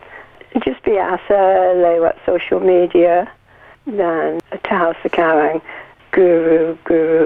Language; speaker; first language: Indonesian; non-native, learner; English